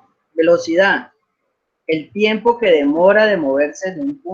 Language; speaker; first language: Spanish; native; Spanish